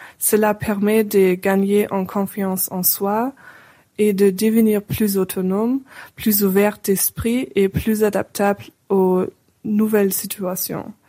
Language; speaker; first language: French; non-native, fluent; German